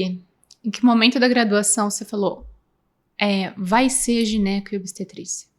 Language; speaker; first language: Portuguese; native; Portuguese